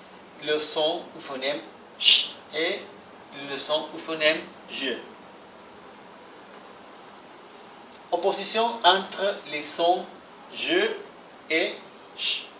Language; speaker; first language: French; non-native, fluent; Spanish